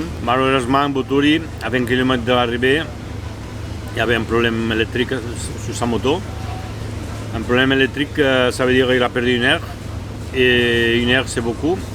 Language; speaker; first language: French; non-native, fluent; Italian